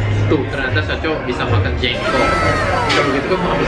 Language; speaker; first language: Indonesian; native; Indonesian